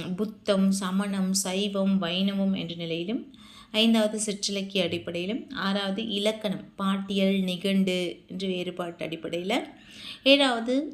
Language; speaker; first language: Tamil; native; Tamil